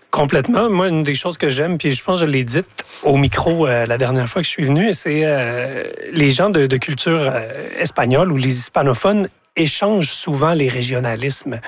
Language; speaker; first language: French; native; French